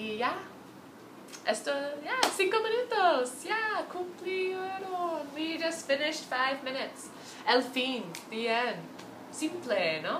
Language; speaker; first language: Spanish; non-native, fluent; English